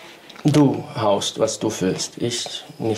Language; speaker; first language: German; non-native, fluent; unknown